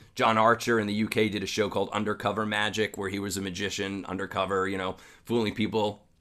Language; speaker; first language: English; native; English